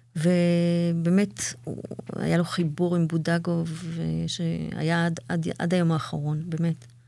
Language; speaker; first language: Hebrew; native; Hebrew